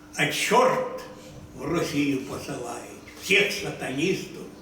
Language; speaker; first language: Russian; non-native, local second language; Ukrainian